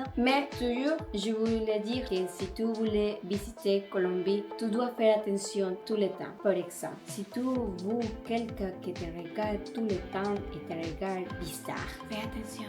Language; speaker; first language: French; non-native, learner; Spanish